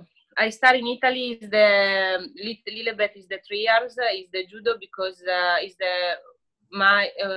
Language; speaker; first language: English; non-native, learner; Italian